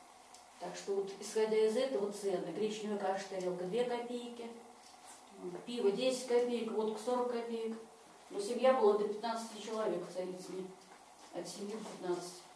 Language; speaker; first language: Russian; native; Russian